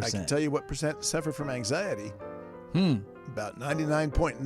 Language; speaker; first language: English; native; English